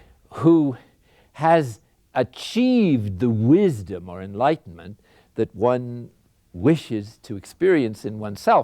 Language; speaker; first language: English; native; English